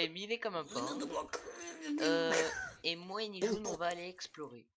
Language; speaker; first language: French; native; French